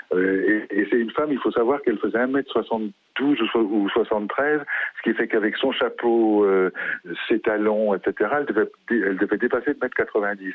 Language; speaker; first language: French; native; French